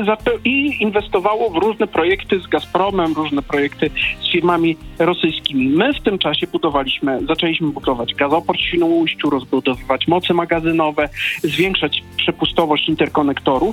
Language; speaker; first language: Polish; native; Polish